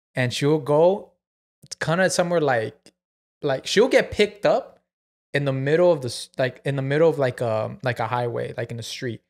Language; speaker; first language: English; early bilingual, other home language; Spanish